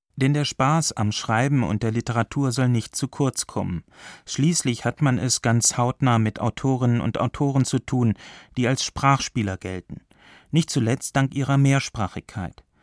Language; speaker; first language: German; native; German